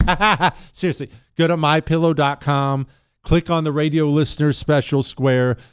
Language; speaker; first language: English; native; English